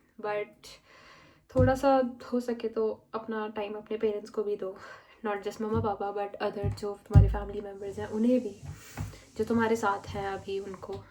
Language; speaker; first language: Hindi; non-native, local second language; Marathi